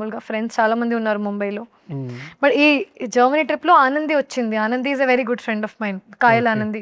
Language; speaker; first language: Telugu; non-native, local second language; Hindi